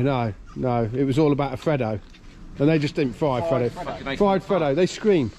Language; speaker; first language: English; native; English